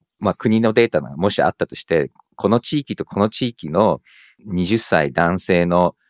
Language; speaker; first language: Japanese; early bilingual, heritage; Japanese